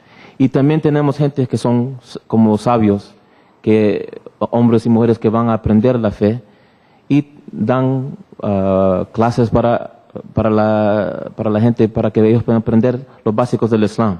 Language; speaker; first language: Spanish; early bilingual, heritage; Spanish